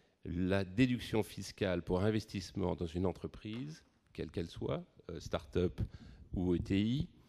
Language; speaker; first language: French; native; French